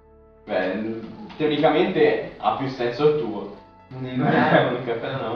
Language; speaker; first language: Italian; native; Italian